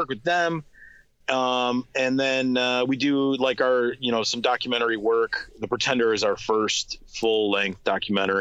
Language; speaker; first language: English; native; English